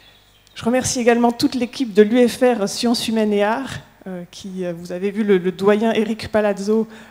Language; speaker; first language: French; native; French